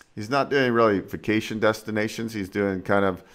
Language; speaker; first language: English; native; English